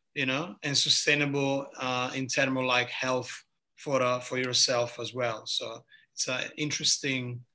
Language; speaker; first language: English; non-native, fluent; Italian